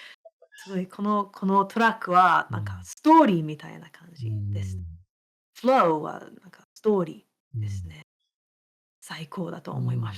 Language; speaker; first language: Japanese; non-native, fluent; English